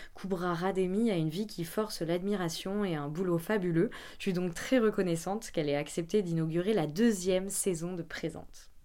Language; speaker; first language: French; native; French